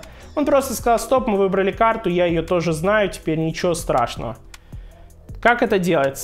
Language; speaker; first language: Russian; native; Russian